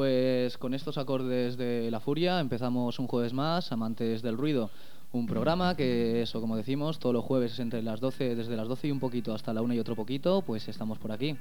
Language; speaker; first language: Spanish; native; Spanish